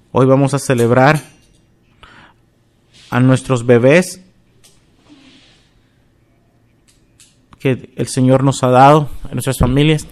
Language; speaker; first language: Spanish; non-native, fluent; English